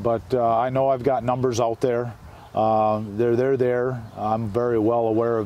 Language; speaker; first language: English; native; English